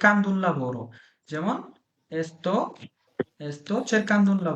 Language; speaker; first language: Italian; non-native, fluent; Bangla